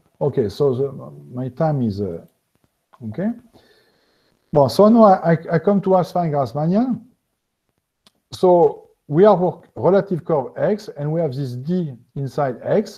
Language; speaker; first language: English; non-native, fluent; French